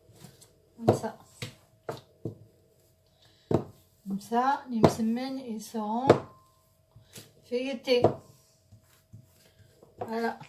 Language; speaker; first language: French; non-native, local second language; Arabic